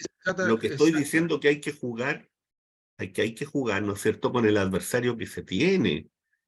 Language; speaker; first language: Spanish; native; Spanish